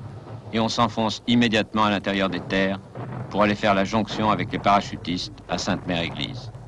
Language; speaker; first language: French; native; French